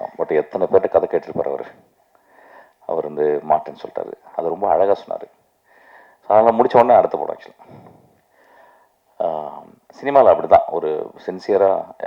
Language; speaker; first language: Tamil; native; Tamil